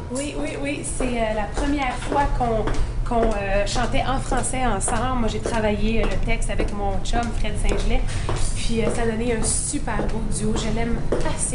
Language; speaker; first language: French; native; French